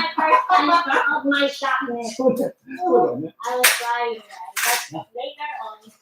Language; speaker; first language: English; non-native, local second language; Filipino